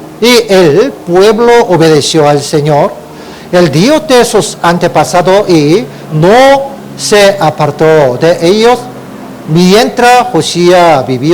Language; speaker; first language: Spanish; non-native, learner; Korean